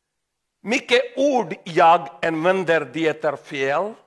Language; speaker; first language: Swedish; non-native, learner; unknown